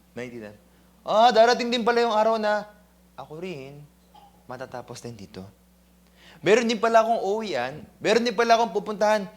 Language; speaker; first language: Filipino; non-native, fluent; Korean